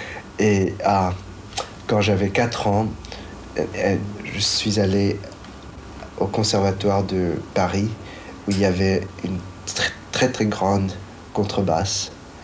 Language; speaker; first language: French; non-native, fluent; Chinese